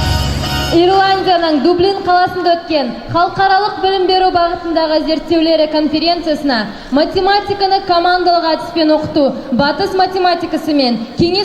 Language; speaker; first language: Kazakh; native; Kazakh